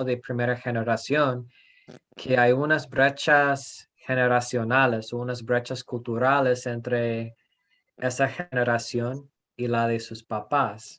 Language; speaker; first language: Spanish; non-native, fluent; English